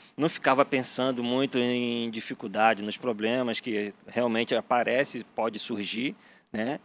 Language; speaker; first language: Portuguese; native; Portuguese